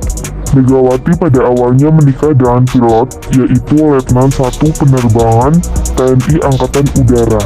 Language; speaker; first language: Indonesian; native; Indonesian